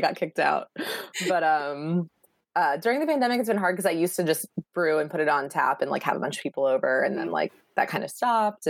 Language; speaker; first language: English; native; English